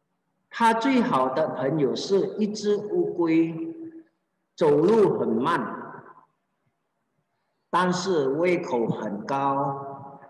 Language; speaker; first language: Chinese; non-native, fluent; Indonesian